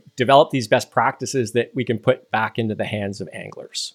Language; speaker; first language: English; native; English